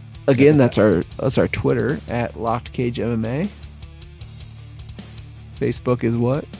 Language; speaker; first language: English; native; English